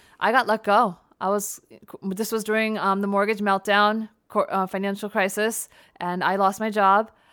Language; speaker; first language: English; native; English